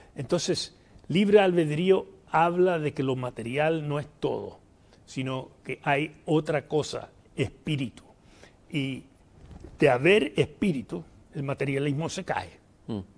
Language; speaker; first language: Spanish; early bilingual, heritage; Spanish